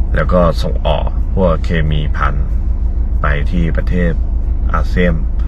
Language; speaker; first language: Thai; non-native, fluent; Chinese